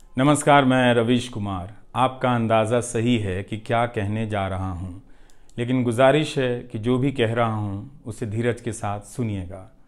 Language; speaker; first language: Hindi; non-native, local second language; Bhojpuri